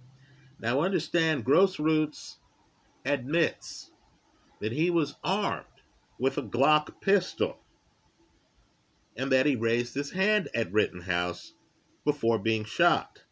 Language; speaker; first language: English; native; English